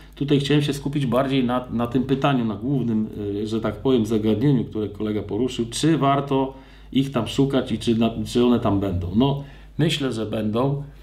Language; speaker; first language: Polish; native; Polish